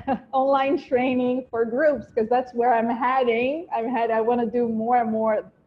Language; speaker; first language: English; non-native, fluent; Portuguese